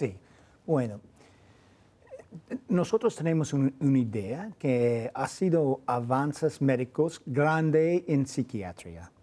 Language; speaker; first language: Spanish; non-native, fluent; English